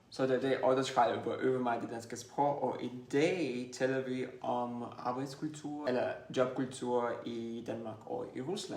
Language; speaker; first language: Danish; non-native, fluent; Russian